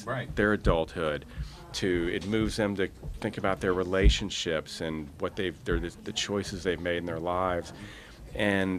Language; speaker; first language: English; native; English